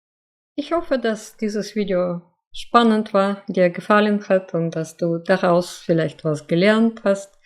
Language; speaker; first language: German; non-native, fluent; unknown